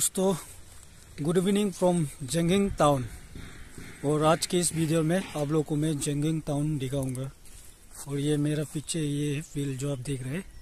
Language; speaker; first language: Hindi; non-native, local second language; Adi